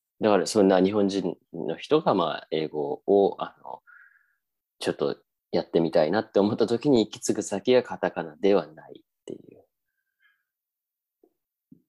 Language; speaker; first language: Japanese; native; Japanese